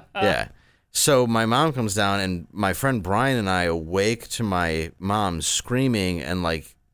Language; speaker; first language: English; native; English